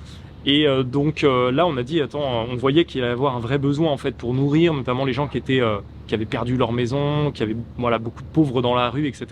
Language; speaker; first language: French; native; French